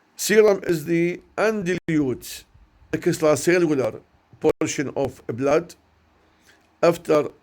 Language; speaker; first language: English; non-native, learner; Arabic